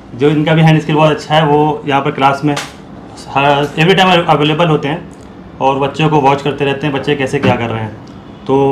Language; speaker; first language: Hindi; native; Hindi